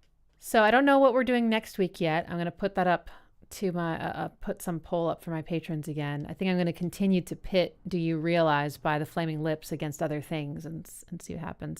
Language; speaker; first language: English; native; English